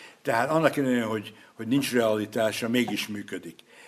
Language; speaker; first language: Hungarian; early bilingual, heritage; Hungarian